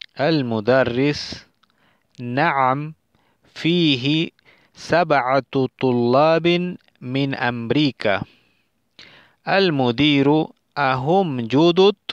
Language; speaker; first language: Arabic; non-native, fluent; Spanish